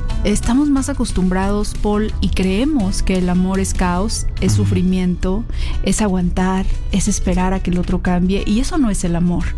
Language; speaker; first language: Spanish; native; Spanish